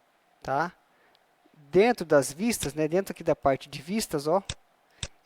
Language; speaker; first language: Portuguese; native; Portuguese